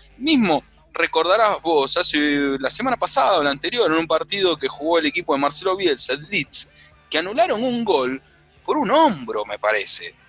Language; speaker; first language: Spanish; native; Spanish